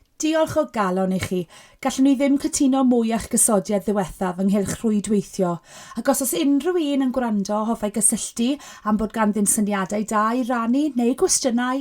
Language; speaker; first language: Welsh; native; Welsh